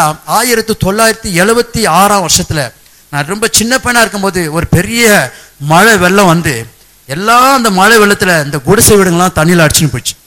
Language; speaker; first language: Tamil; native; Tamil